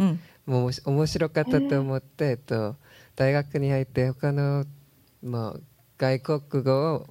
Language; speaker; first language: Japanese; non-native, learner; Korean